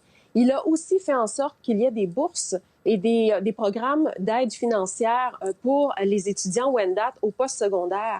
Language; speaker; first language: French; native; French